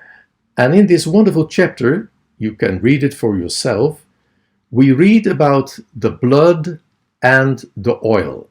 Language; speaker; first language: English; non-native, fluent; Dutch